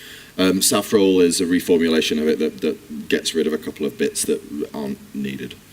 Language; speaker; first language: English; native; English